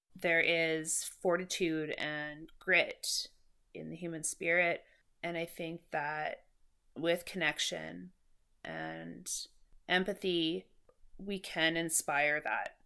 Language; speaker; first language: English; native; English